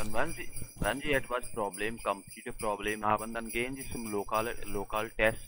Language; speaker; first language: German; non-native, learner; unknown